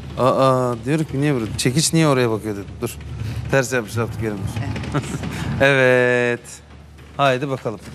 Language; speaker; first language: Turkish; native; Turkish